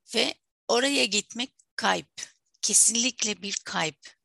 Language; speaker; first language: Turkish; non-native, fluent; Arabic